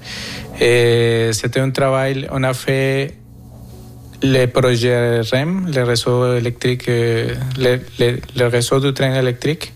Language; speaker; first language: French; non-native, fluent; Spanish